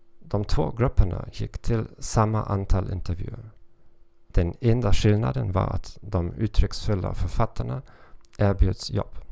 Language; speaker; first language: Swedish; non-native, learner; German